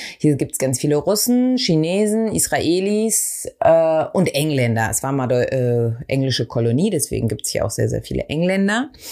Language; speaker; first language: German; early bilingual, other home language; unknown